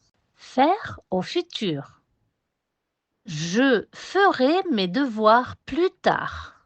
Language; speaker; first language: French; non-native, fluent; Spanish